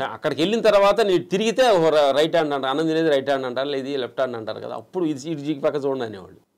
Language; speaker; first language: Telugu; native; Telugu